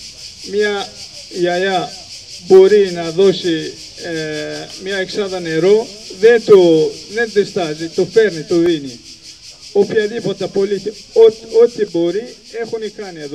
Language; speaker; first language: Greek; non-native, fluent; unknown